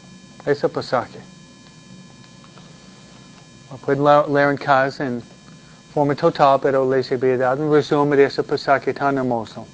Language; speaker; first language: Spanish; non-native, fluent; English